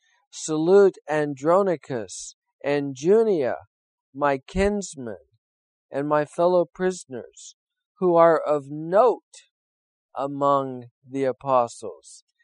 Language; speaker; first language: English; native; English